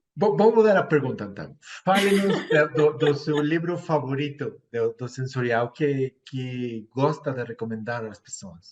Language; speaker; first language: Portuguese; non-native, fluent; Spanish